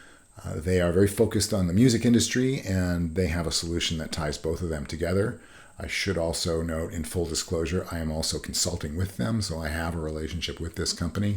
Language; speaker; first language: English; native; English